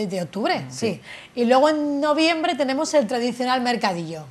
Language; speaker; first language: Spanish; native; Spanish